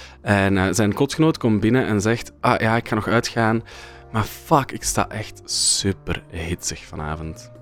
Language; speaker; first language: Dutch; native; Dutch